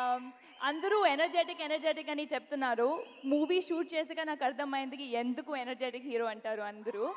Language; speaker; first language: Telugu; non-native, fluent; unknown